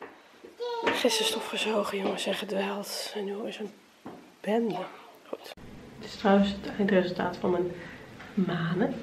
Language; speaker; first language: Dutch; native; Dutch